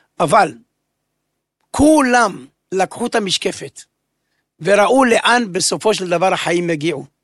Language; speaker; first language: Hebrew; native; Hebrew